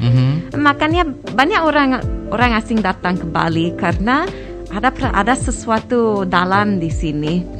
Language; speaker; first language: Indonesian; non-native, fluent; English